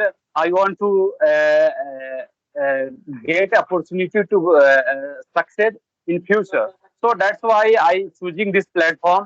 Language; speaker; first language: English; non-native, learner; Bhojpuri